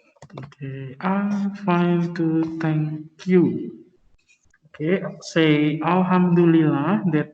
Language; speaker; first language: English; non-native, fluent; Indonesian